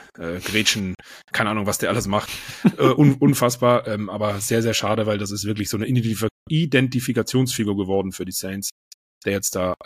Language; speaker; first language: German; native; German